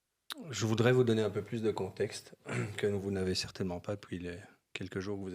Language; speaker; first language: French; native; French